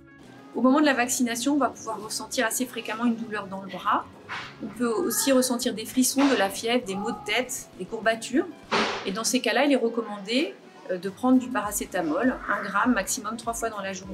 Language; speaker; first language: French; native; French